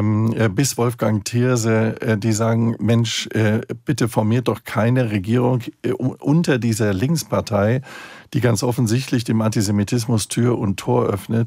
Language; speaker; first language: German; native; German